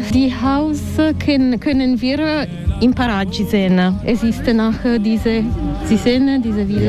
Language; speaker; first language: German; non-native, learner; Italian